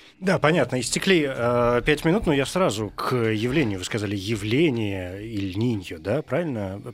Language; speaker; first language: Russian; native; Russian